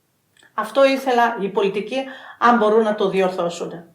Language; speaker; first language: Greek; non-native, fluent; Albanian